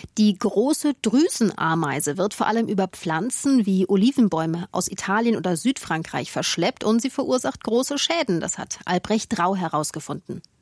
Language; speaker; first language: German; native; German